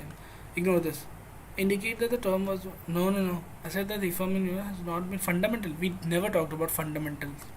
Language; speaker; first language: English; non-native, local second language; Hindi